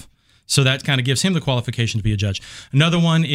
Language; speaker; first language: English; native; English